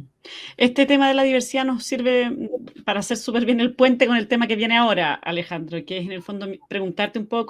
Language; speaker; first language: Spanish; native; Spanish